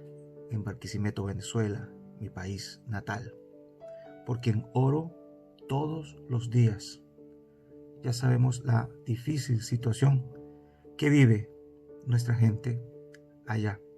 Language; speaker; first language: Spanish; native; Spanish